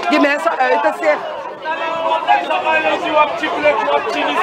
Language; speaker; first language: Dutch; non-native, local second language; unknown